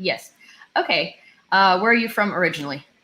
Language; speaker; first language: English; non-native, fluent; Ukrainian